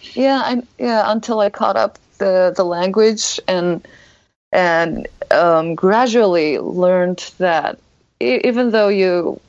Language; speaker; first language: English; non-native, fluent; Japanese